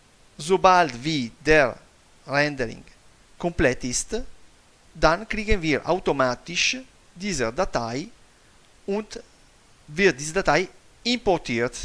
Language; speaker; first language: German; non-native, fluent; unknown